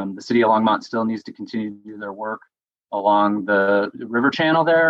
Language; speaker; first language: English; native; English